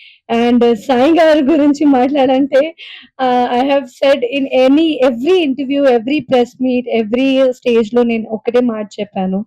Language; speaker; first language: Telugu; non-native, fluent; Hindi